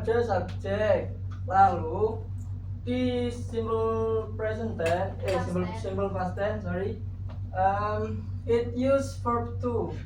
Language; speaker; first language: English; non-native, learner; Indonesian